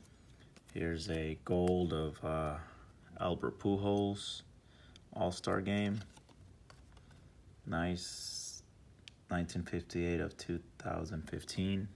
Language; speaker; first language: English; native; English